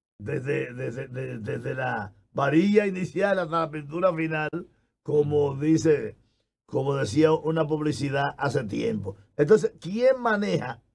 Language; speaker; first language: Spanish; native; Spanish